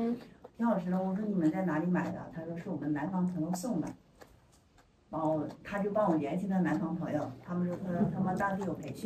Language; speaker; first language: Chinese; native; Chinese